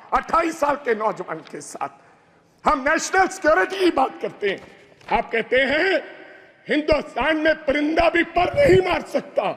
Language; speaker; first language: Hindi; non-native, local second language; Punjabi